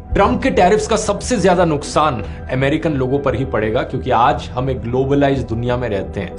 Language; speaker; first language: Hindi; native; Hindi